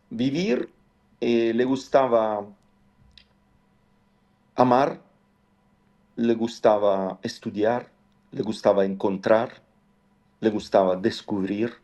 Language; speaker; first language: Spanish; non-native, fluent; Italian